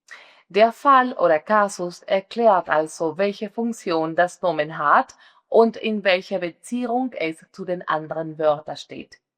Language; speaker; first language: German; non-native, fluent; Spanish